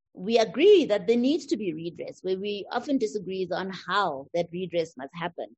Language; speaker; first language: English; non-native, local second language; Tswana